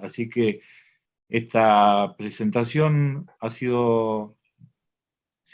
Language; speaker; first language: Spanish; native; Spanish